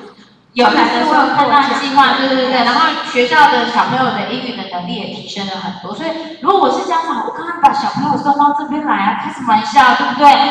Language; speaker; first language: Chinese; native; Chinese